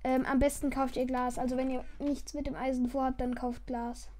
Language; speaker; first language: German; native; German